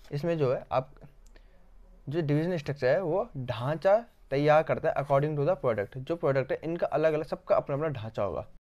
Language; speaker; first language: Hindi; native; Hindi